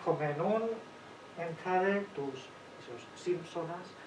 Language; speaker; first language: Greek; non-native, fluent; Spanish